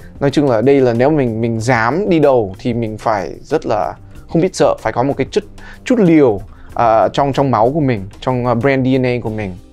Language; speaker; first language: Vietnamese; early bilingual, heritage; Vietnamese